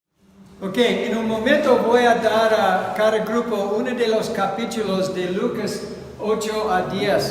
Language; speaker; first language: Spanish; non-native, fluent; English